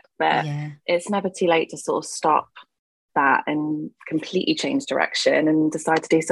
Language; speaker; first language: English; native; English